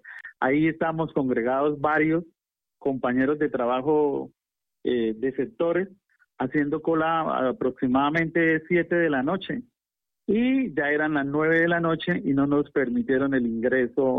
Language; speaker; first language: Spanish; native; Spanish